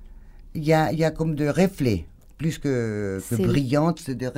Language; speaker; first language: French; non-native, fluent; Spanish